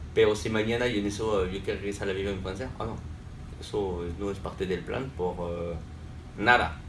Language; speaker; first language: Spanish; non-native, fluent; French